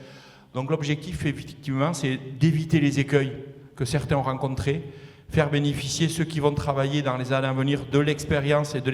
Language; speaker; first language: French; native; French